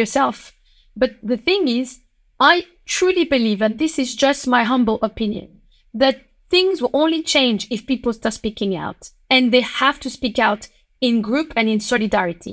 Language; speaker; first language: English; non-native, fluent; French